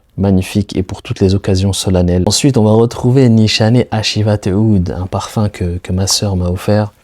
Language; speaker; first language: French; native; French